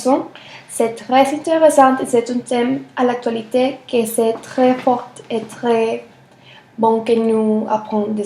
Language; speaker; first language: French; non-native, learner; Spanish